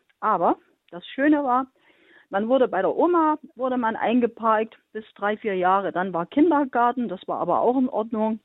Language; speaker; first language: German; native; German